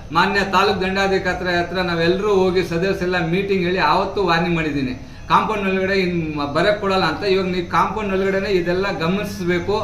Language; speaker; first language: Kannada; non-native, local second language; Urdu